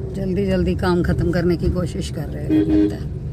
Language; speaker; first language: Hindi; non-native, local second language; Marathi